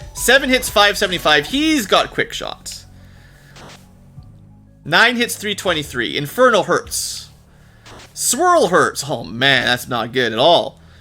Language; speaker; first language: English; native; English